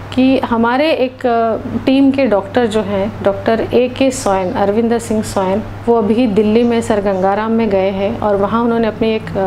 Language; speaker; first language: Hindi; non-native, local second language; Marathi